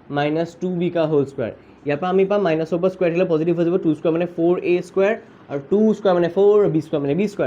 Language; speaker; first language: Hindi; non-native, local second language; Assamese